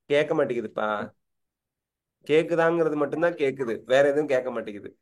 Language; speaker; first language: Tamil; native; Tamil